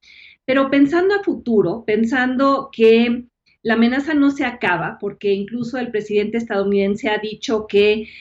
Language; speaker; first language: Spanish; native; Spanish